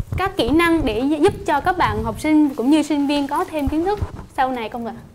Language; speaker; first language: Vietnamese; native; Vietnamese